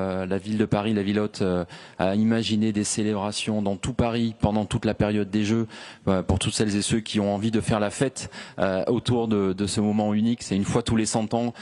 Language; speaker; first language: French; native; French